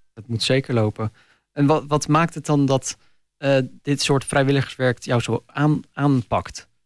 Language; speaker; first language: Dutch; native; Dutch